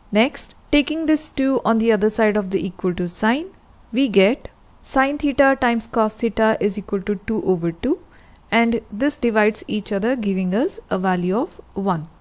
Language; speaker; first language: English; non-native, local second language; Hindi